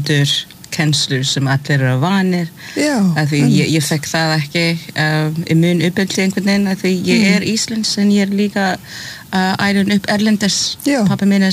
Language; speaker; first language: Icelandic; early bilingual, heritage; Icelandic